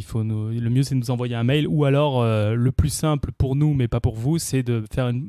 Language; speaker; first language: French; native; French